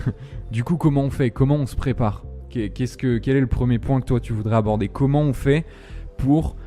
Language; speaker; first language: French; native; French